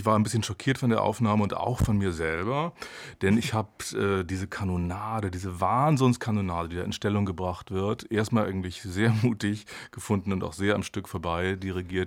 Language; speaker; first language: German; native; German